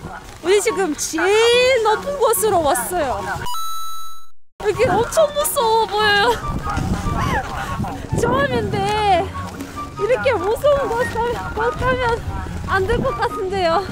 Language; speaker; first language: Korean; non-native, learner; Russian